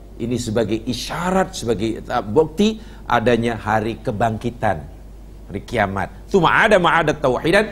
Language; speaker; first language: Malay; native; Malay